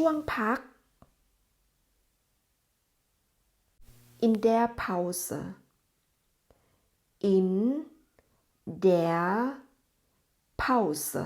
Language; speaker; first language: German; non-native, fluent; Thai